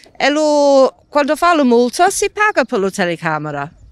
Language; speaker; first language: Italian; non-native, learner; English